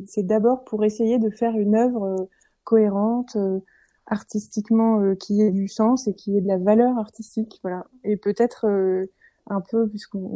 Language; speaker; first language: French; native; French